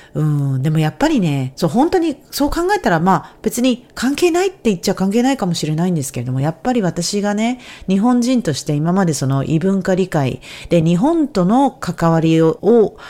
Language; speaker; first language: Japanese; native; Japanese